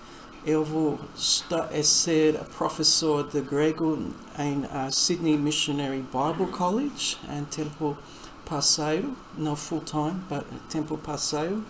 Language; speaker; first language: Portuguese; non-native, fluent; English